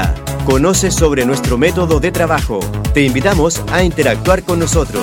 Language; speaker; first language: Spanish; native; Spanish